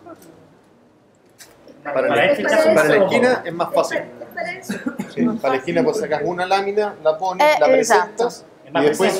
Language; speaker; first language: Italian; non-native, learner; Spanish